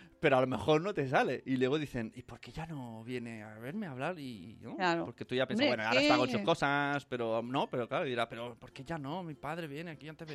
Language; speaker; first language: Spanish; native; Spanish